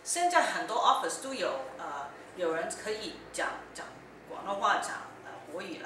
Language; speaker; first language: Chinese; early bilingual, heritage; Cantonese